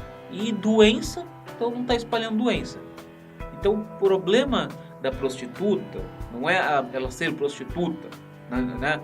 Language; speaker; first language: Portuguese; native; Portuguese